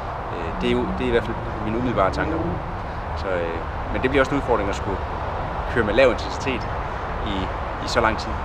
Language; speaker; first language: Danish; native; Danish